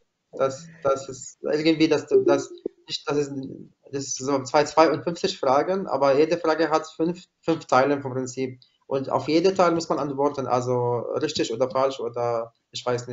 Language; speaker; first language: German; non-native, fluent; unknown